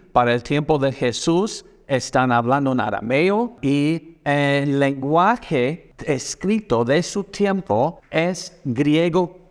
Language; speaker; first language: Spanish; non-native, fluent; English